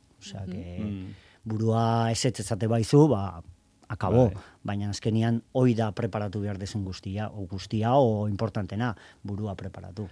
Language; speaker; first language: Basque; native; Basque